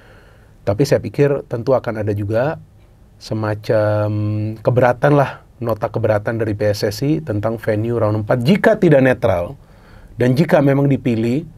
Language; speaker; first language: Indonesian; native; Indonesian